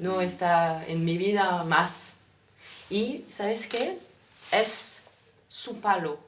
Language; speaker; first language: Spanish; non-native, learner; French